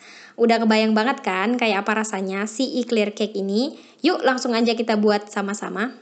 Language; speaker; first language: Indonesian; native; Indonesian